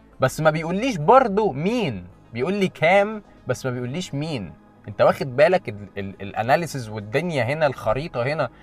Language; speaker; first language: Arabic; native; Arabic